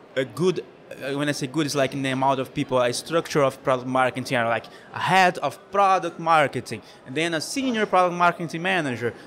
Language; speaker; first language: English; non-native, fluent; Portuguese